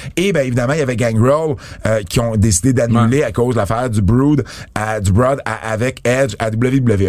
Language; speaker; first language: French; native; French